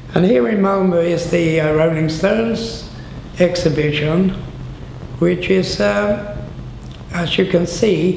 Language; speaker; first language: English; non-native, fluent; Swedish